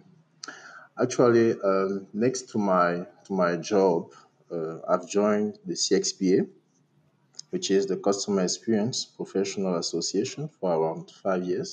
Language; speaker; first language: English; non-native, local second language; French